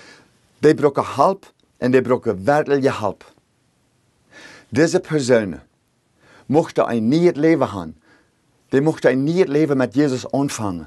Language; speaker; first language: German; early bilingual, heritage; Plautdietsch